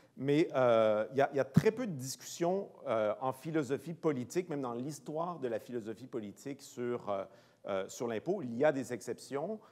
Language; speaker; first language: French; native; French